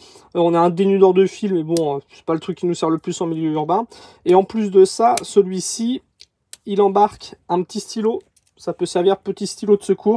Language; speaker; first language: French; native; French